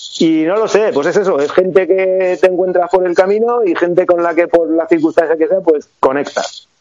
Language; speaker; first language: Spanish; native; Spanish